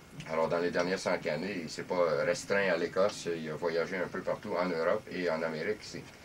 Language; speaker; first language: French; non-native, local second language; English